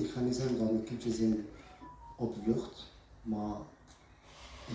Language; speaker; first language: Dutch; non-native, learner; Kurdish